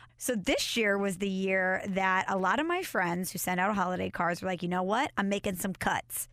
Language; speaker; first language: English; native; English